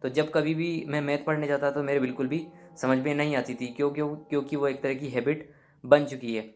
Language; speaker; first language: Hindi; native; Hindi